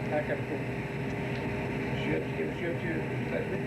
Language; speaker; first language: Icelandic; non-native, learner; Spanish